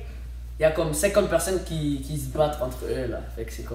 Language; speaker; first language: French; native; French